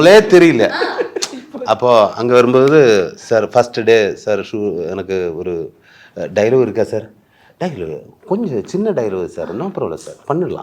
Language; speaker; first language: Tamil; non-native, learner; Malayalam